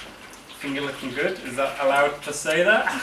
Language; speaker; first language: English; native; English